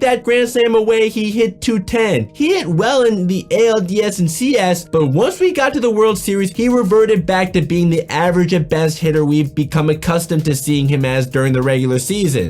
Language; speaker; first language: English; native; English